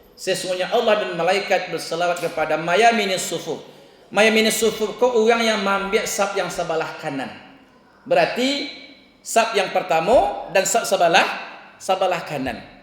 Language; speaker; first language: Malay; non-native, local second language; Minangkabau